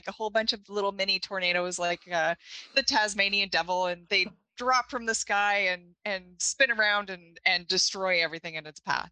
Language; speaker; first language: English; native; English